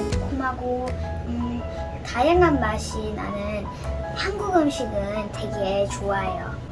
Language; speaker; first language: Korean; early bilingual, heritage; Korean